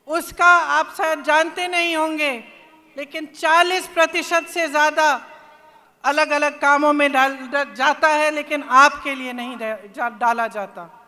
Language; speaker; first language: Hindi; native; Hindi